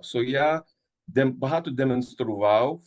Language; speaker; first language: Ukrainian; early bilingual, heritage; Ukrainian